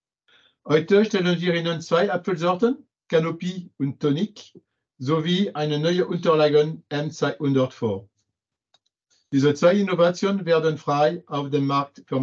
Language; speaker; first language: German; non-native, fluent; French